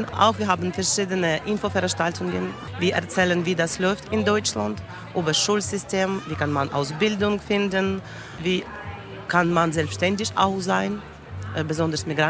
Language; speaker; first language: German; non-native, learner; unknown